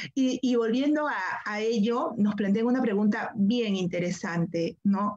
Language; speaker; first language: Spanish; native; Spanish